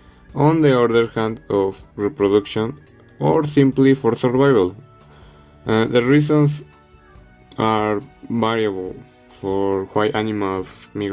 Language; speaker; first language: English; non-native, learner; Spanish